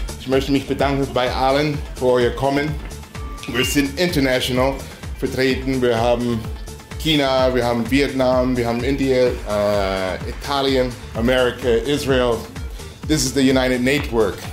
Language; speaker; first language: German; non-native, fluent; English